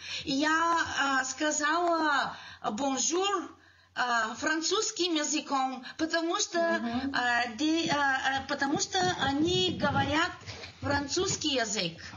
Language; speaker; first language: Russian; non-native, learner; Bulgarian